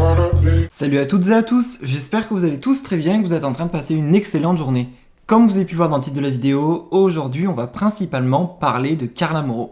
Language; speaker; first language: French; native; French